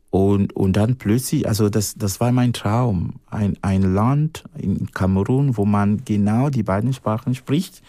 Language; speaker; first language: German; non-native, fluent; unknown